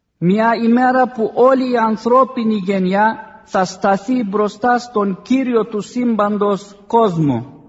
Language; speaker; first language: Greek; non-native, fluent; Arabic